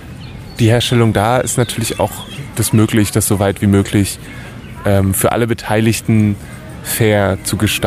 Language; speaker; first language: German; native; German